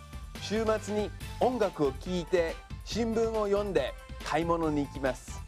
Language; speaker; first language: Japanese; non-native, fluent; English